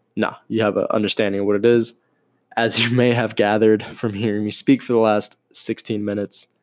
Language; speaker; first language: English; native; English